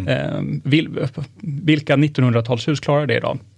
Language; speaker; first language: Swedish; native; Swedish